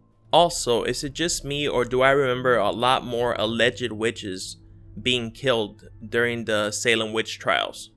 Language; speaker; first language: English; native; English